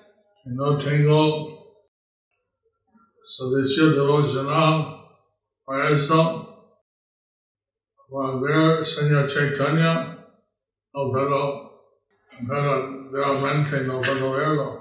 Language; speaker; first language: Spanish; non-native, learner; English